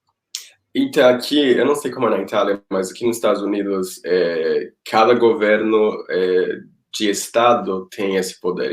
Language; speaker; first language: Portuguese; non-native, fluent; Spanish